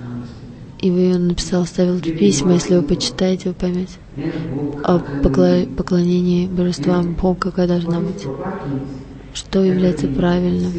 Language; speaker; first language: Russian; non-native, learner; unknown